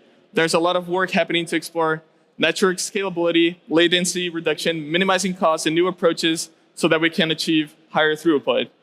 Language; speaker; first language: English; non-native, local second language; Portuguese